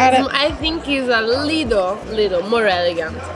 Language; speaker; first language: English; non-native, fluent; Italian